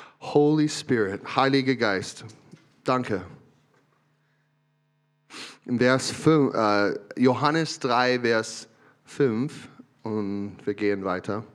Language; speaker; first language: German; non-native, learner; English